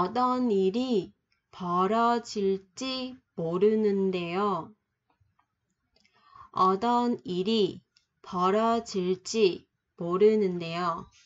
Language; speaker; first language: Korean; non-native, fluent; Vietnamese